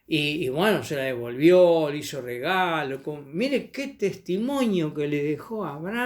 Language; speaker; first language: Spanish; native; Spanish